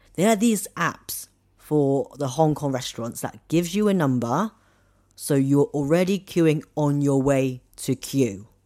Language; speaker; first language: English; non-native, local second language; Cantonese